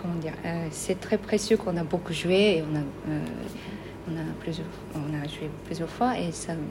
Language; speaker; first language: French; non-native, fluent; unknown